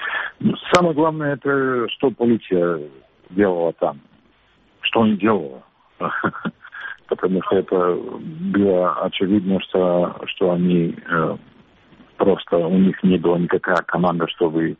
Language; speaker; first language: Russian; non-native, learner; Macedonian